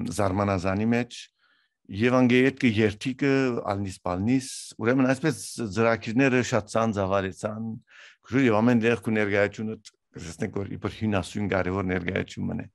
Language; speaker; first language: Armenian; early bilingual, heritage; Armenian